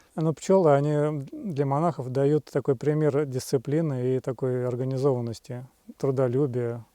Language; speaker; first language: Russian; native; Russian